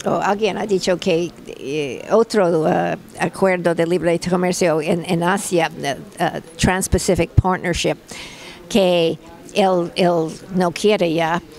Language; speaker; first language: Spanish; non-native, fluent; English